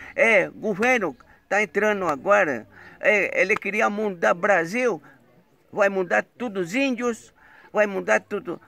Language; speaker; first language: Portuguese; non-native, local second language; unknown